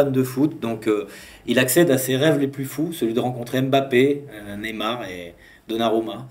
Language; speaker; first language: French; native; French